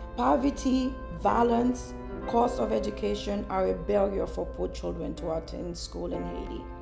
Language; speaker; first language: English; early bilingual, other home language; Haitian Creole